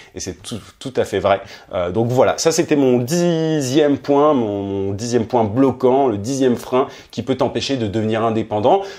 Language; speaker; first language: French; native; French